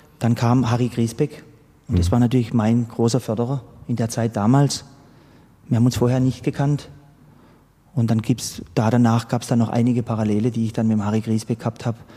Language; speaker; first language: German; early bilingual, other home language; Croatian